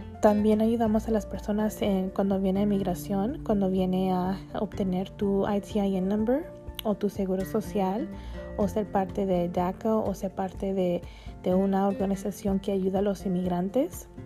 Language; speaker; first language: Spanish; early bilingual, heritage; Spanish